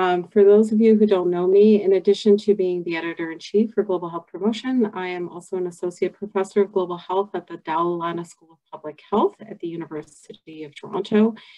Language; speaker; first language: English; native; English